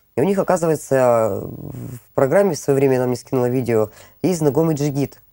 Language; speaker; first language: Russian; native; Russian